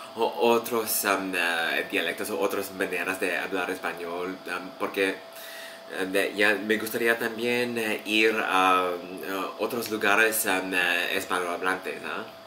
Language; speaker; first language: Spanish; non-native, learner; Filipino